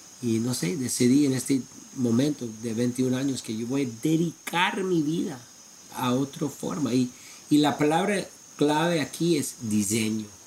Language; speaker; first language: Spanish; non-native, fluent; English